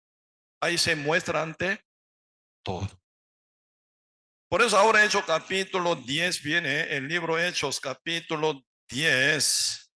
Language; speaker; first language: Spanish; non-native, learner; Korean